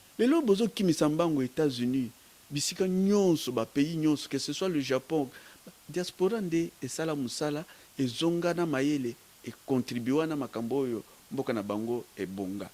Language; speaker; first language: Lingala; native; Lingala